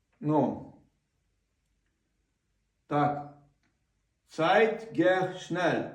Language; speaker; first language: German; non-native, learner; Ukrainian